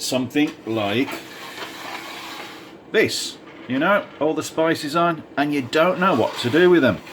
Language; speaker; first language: English; native; English